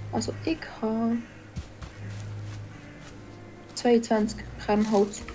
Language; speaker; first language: German; native; German